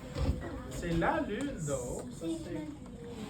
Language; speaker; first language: French; non-native, local second language; English